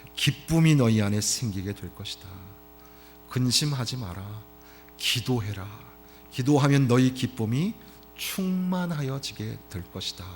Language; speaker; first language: Korean; native; Korean